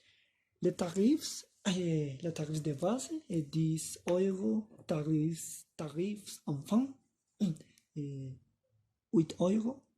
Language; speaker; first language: French; non-native, learner; Spanish